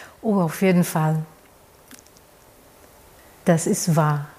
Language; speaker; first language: German; non-native, fluent; Portuguese